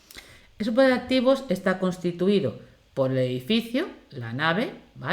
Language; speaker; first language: Spanish; native; Spanish